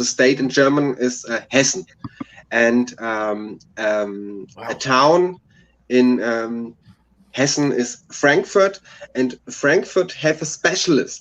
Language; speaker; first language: English; non-native, learner; German